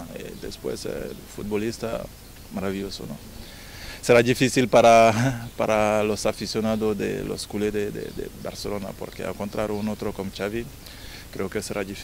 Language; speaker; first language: Spanish; non-native, fluent; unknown